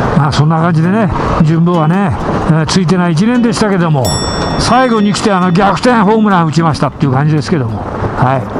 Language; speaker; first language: Japanese; native; Japanese